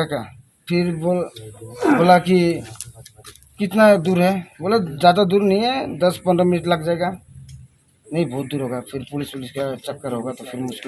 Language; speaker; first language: Hindi; non-native, local second language; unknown